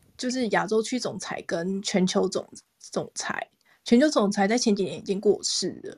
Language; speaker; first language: Chinese; native; Chinese